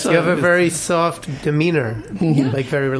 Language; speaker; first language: English; native; English